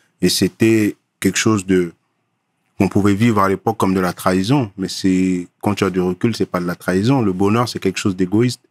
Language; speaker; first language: French; early bilingual, other home language; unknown